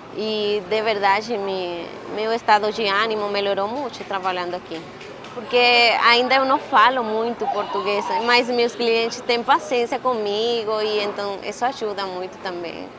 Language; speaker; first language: Portuguese; non-native, learner; Spanish